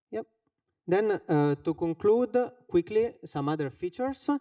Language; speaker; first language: English; non-native, fluent; Finnish